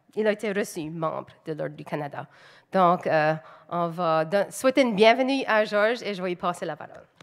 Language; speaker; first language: French; native; French